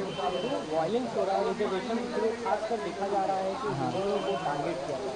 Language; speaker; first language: Hindi; native; Hindi